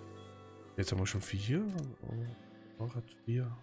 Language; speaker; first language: German; native; German